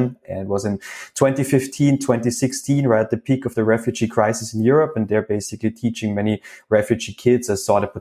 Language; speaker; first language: English; non-native, fluent; German